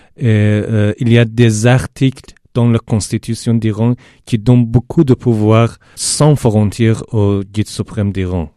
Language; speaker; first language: French; non-native, fluent; Persian